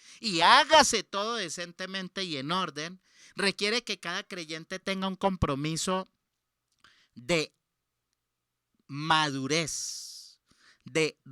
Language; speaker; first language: Spanish; native; Spanish